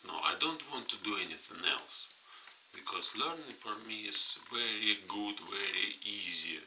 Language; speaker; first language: English; non-native, fluent; Russian